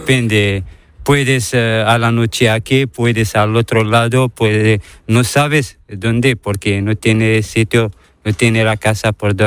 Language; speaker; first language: Spanish; non-native, learner; Arabic